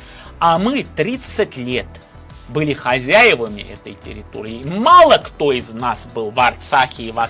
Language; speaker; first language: Russian; non-native, local second language; Armenian